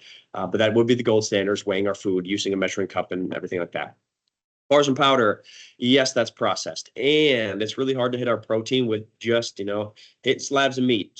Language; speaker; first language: English; native; English